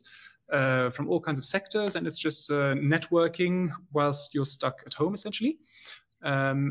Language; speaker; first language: English; non-native, fluent; German